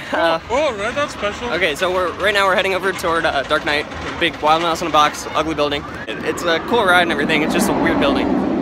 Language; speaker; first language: English; native; English